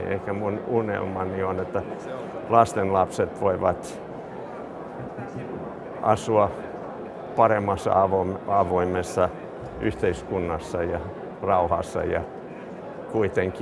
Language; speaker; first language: Finnish; non-native, fluent; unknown